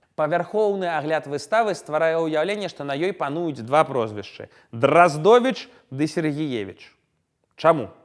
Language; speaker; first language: Belarusian; non-native, local second language; Russian